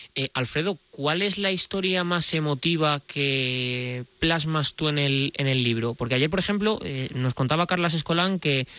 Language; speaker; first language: Spanish; native; Spanish